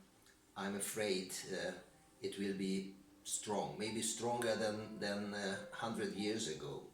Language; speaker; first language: English; non-native, learner; Hungarian